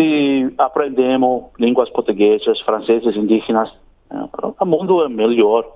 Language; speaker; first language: Portuguese; non-native, learner; English